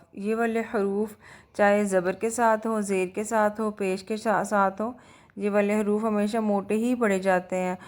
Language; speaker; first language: Urdu; native; Urdu